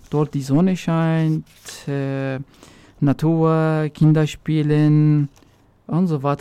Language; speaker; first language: German; non-native, local second language; Arabic